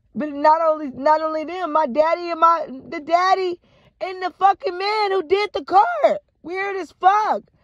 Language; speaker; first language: English; native; English